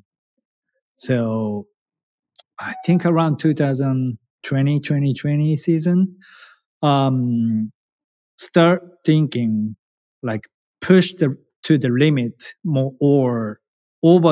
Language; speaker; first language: English; non-native, learner; Japanese